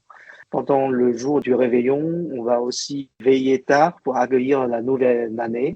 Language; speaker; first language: French; non-native, fluent; Chinese